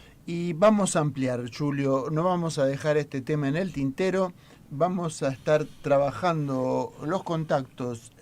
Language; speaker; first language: Spanish; native; Spanish